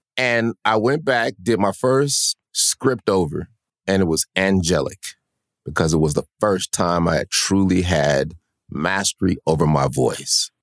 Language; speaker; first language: English; native; English